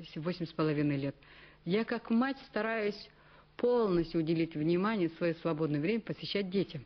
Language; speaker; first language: Russian; non-native, local second language; Kazakh